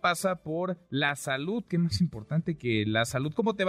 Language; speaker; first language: Spanish; native; Spanish